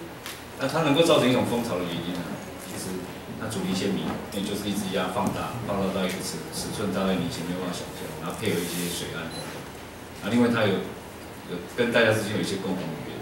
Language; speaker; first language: Chinese; native; Chinese